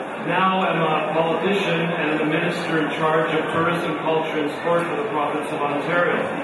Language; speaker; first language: English; early bilingual, other home language; Italian